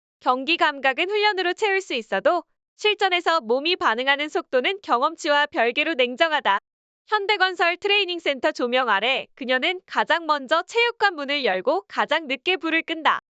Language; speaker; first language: Korean; native; Korean